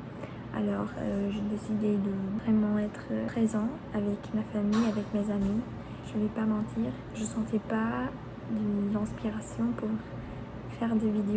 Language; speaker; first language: French; non-native, learner; Spanish